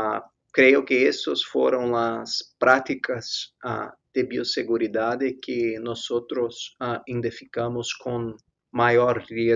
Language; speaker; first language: Spanish; non-native, fluent; Portuguese